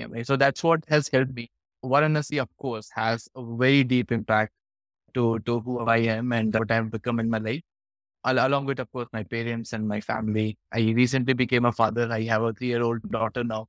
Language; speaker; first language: English; non-native, local second language; Hindi